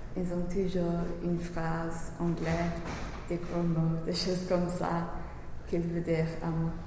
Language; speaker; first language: French; non-native, learner; English